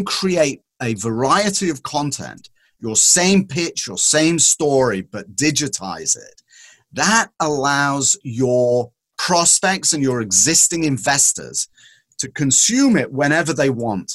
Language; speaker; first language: English; native; English